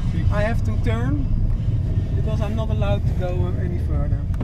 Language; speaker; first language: English; non-native, fluent; Dutch